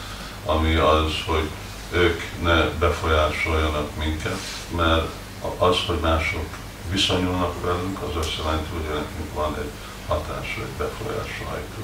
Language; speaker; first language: Hungarian; early bilingual, heritage; Hungarian